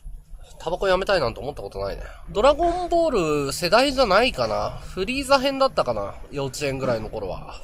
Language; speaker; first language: Japanese; native; Japanese